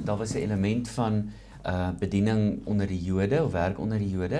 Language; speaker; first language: Afrikaans; native; Afrikaans